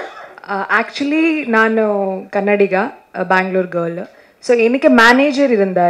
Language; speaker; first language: Tamil; non-native, learner; Kannada